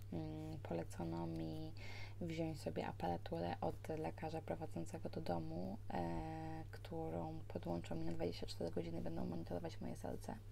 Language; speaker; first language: Polish; early bilingual, heritage; Polish